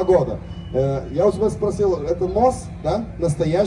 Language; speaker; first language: Russian; non-native, fluent; Lithuanian